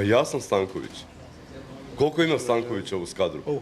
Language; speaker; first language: Bosnian; native; Bosnian